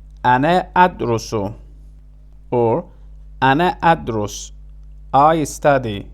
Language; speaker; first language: Arabic; non-native, fluent; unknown